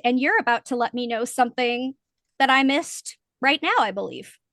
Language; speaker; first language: English; native; English